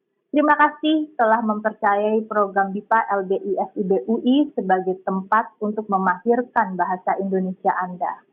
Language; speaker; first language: Indonesian; native; Indonesian